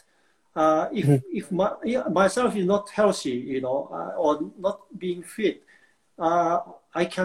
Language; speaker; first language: English; non-native, fluent; Japanese